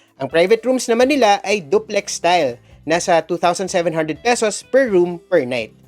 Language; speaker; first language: Filipino; native; Filipino